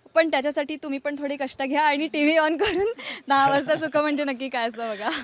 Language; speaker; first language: Marathi; native; Marathi